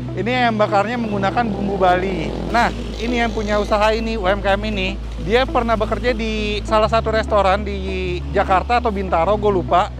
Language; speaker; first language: Indonesian; native; Indonesian